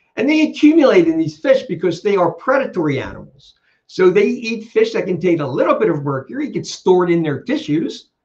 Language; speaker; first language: English; native; English